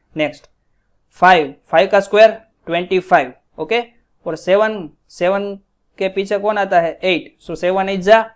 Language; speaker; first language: Hindi; non-native, local second language; Gujarati